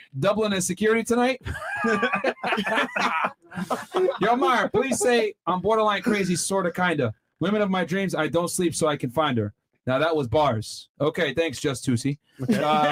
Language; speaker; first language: English; native; English